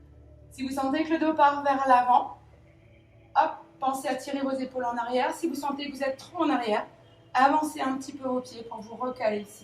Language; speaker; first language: French; native; French